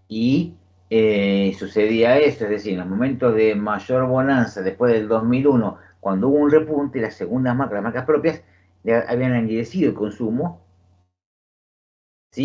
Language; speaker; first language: Spanish; native; Spanish